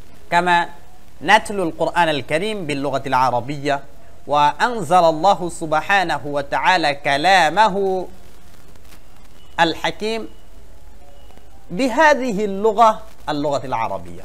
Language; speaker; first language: Arabic; non-native, fluent; Bangla